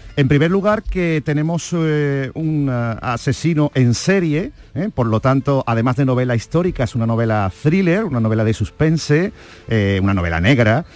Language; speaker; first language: Spanish; native; Spanish